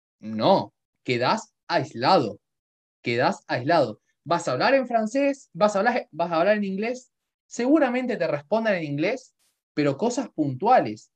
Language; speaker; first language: Spanish; native; Spanish